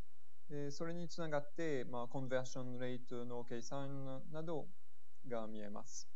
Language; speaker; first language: Japanese; non-native, fluent; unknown